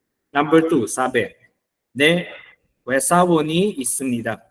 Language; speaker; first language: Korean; non-native, fluent; Filipino